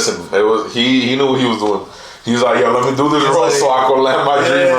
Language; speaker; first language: English; native; English